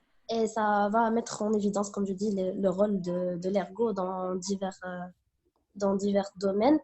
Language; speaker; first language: French; non-native, local second language; Arabic